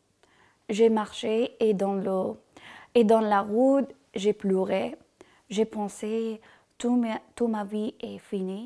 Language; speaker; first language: French; non-native, learner; Persian